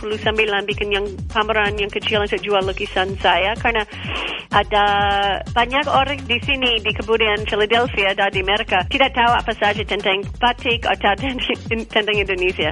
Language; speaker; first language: Indonesian; non-native, learner; English